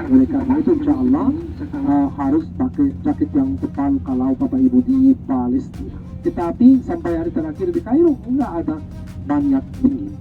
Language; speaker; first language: Indonesian; non-native, fluent; Arabic